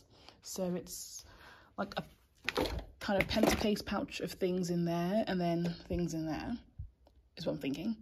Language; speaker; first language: English; native; English